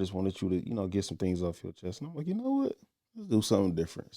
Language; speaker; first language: English; native; English